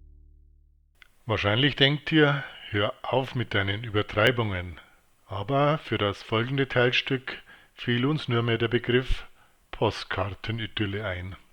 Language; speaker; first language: German; native; German